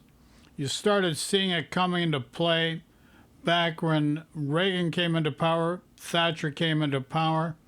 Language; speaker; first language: English; native; English